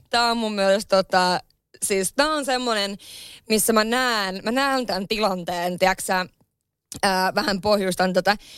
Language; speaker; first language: Finnish; native; Finnish